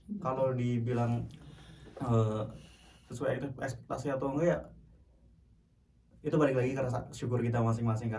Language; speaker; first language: Indonesian; native; Indonesian